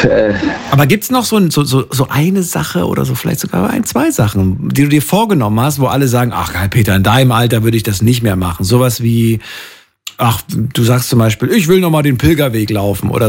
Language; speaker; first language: German; native; German